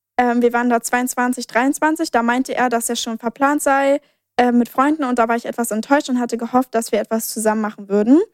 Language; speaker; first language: German; native; German